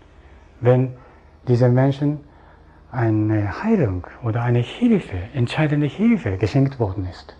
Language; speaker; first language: German; non-native, fluent; Japanese